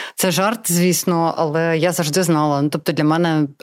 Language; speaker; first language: Ukrainian; non-native, local second language; Russian